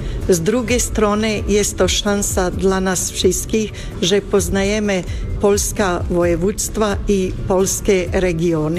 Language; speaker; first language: Polish; non-native, fluent; Bosnian